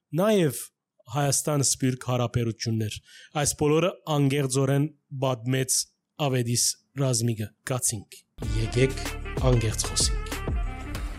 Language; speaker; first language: Armenian; native; Armenian